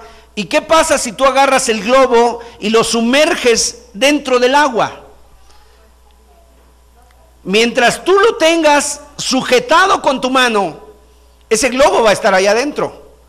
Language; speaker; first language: Spanish; native; Spanish